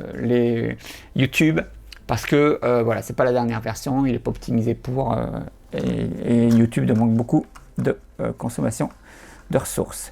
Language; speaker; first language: French; native; French